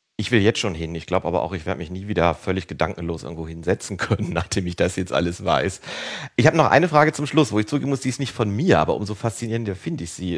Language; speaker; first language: German; native; German